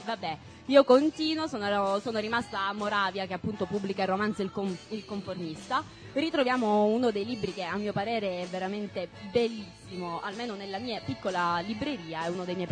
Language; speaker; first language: Italian; native; Italian